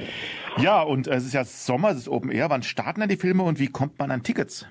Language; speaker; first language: German; native; German